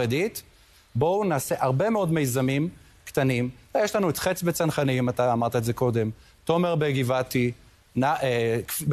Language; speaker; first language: Hebrew; native; Hebrew